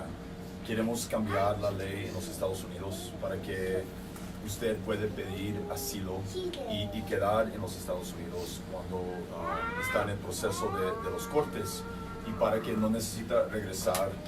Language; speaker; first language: Spanish; non-native, fluent; English